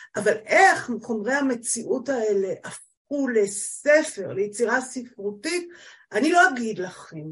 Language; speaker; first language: Hebrew; native; Hebrew